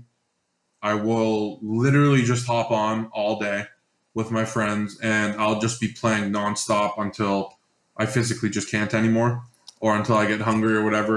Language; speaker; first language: English; native; English